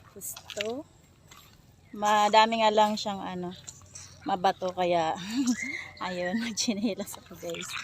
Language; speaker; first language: Filipino; non-native, local second language; Waray